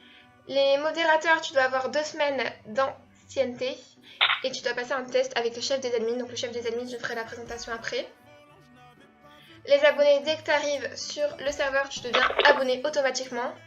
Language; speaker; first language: French; native; French